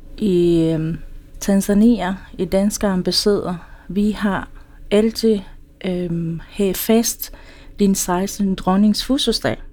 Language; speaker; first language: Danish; non-native, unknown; Swahili